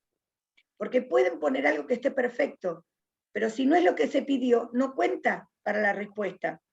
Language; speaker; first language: Spanish; native; Spanish